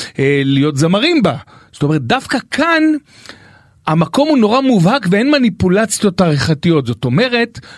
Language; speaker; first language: Hebrew; native; Hebrew